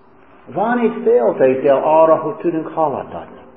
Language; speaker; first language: Hungarian; non-native, fluent; English